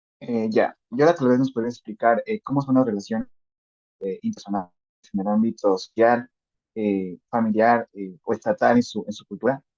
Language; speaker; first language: Spanish; native; Spanish